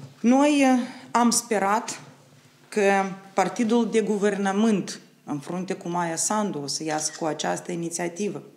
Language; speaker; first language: Romanian; native; Romanian